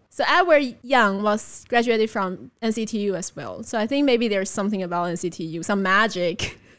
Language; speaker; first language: English; non-native, fluent; Chinese